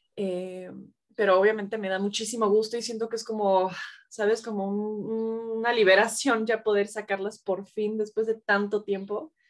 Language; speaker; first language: Spanish; native; Spanish